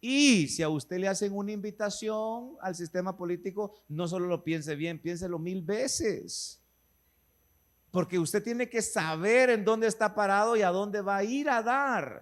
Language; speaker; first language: Spanish; native; Spanish